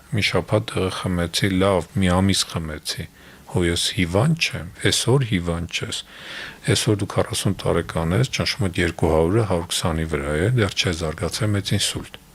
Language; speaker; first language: Armenian; native; Armenian